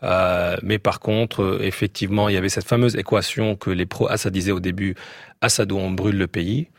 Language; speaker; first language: French; native; French